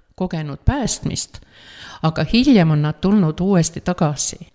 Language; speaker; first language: Estonian; non-native, fluent; Latvian